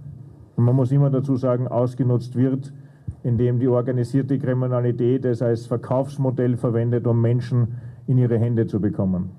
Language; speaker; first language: German; native; German